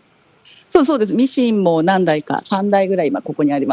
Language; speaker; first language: Japanese; native; Japanese